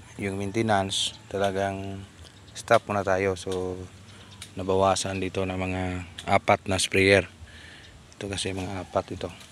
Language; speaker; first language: Filipino; non-native, local second language; Cebuano